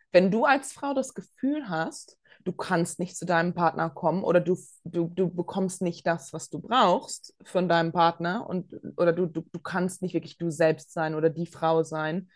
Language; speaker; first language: German; early bilingual, other home language; Latvian